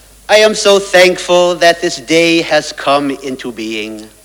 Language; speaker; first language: English; native; English